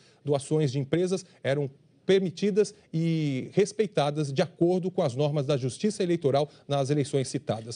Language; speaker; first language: Portuguese; native; Portuguese